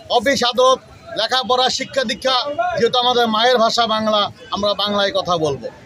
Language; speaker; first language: Bangla; native; Bangla